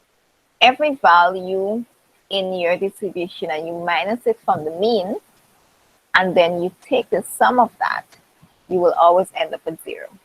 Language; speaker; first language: English; native; English